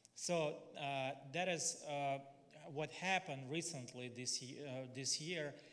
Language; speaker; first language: English; non-native, fluent; Russian